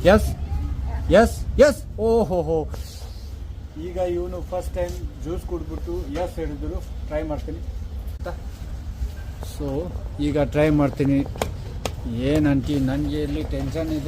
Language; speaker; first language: Kannada; non-native, learner; Ladakhi